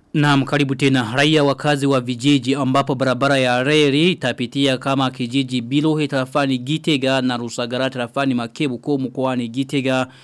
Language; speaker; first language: Swahili; non-native, local second language; Rundi